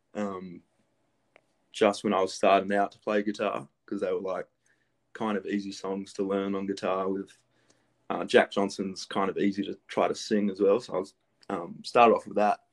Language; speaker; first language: English; early bilingual, other home language; Greek